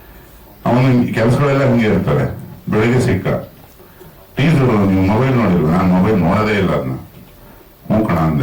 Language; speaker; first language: Kannada; native; Kannada